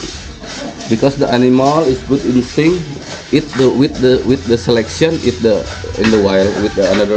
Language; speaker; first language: English; non-native, learner; Balinese